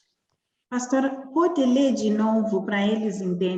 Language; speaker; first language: Portuguese; non-native, learner; English